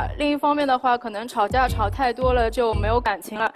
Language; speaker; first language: Chinese; native; Chinese